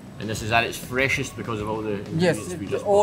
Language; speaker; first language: English; native; English